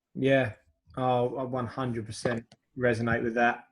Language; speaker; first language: English; native; English